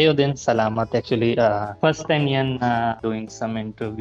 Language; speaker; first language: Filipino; non-native, learner; Punjabi